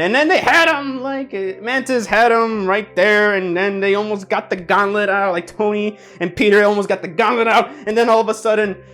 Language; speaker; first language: English; native; English